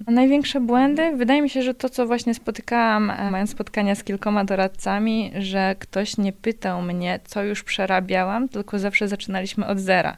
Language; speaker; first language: Polish; native; Polish